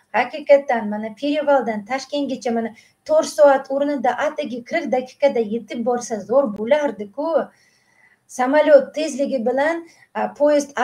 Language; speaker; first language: Uzbek; non-native, local second language; Russian